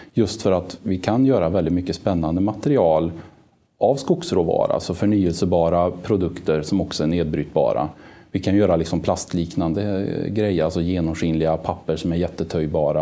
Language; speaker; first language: Swedish; native; Swedish